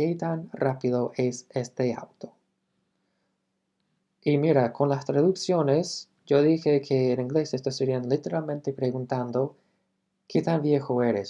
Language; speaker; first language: Spanish; non-native, fluent; English